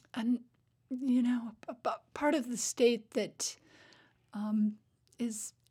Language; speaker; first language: English; native; English